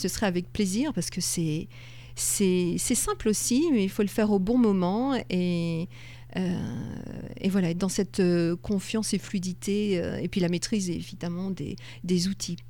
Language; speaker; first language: French; native; French